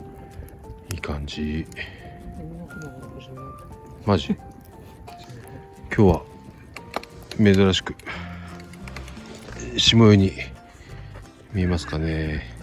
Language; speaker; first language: Japanese; native; Japanese